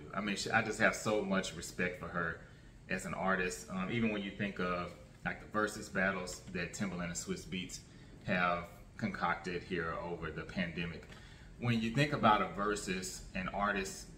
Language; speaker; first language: English; native; English